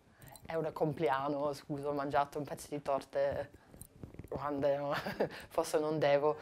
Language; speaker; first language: Italian; non-native, learner; English